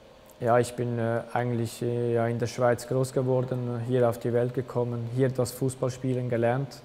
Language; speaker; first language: German; early bilingual, other home language; Albanian